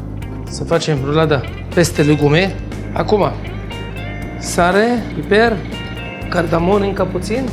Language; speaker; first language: Romanian; non-native, learner; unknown